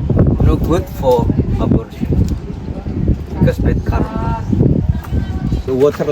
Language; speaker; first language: English; non-native, learner; Indonesian